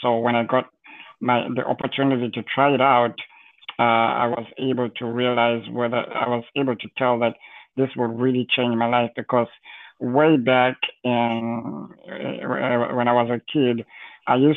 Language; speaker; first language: English; non-native, local second language; Shona